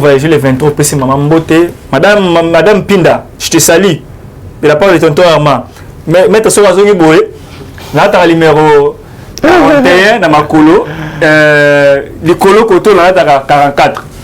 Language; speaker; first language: French; non-native, local second language; Lingala